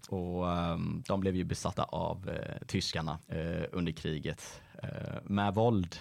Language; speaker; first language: Swedish; native; Swedish